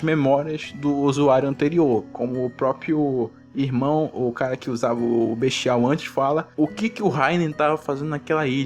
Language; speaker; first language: Portuguese; native; Portuguese